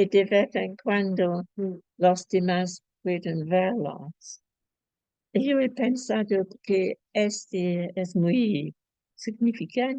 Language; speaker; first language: Spanish; non-native, fluent; English